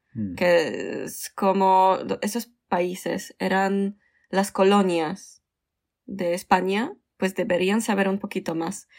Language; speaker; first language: Spanish; non-native, fluent; Polish